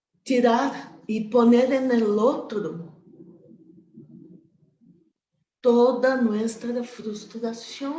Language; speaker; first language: Spanish; non-native, fluent; Portuguese